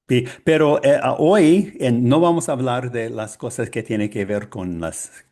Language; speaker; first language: Spanish; non-native, learner; English